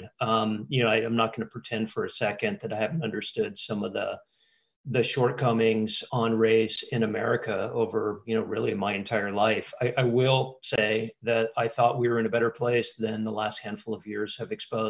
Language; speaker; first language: English; native; English